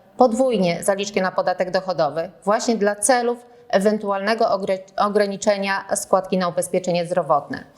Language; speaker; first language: Polish; native; Polish